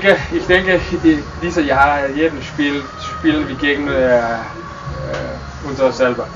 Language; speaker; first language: German; non-native, learner; English